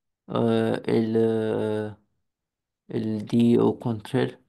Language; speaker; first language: French; non-native, learner; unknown